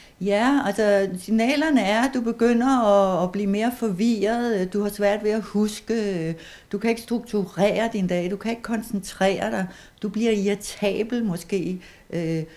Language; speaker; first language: Danish; native; Danish